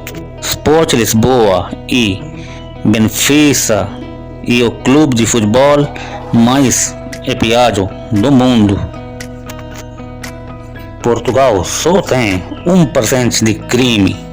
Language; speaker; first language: Portuguese; non-native, learner; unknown